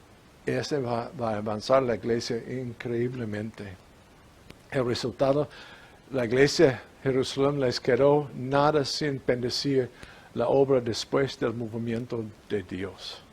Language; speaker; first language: Spanish; non-native, fluent; English